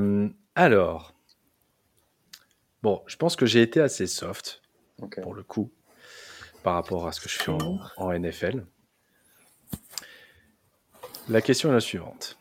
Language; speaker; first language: French; native; French